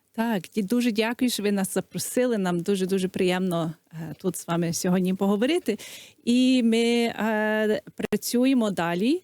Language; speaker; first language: Ukrainian; early bilingual, heritage; Ukrainian